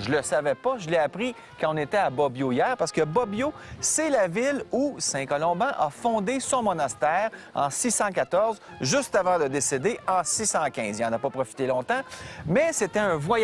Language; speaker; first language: French; native; French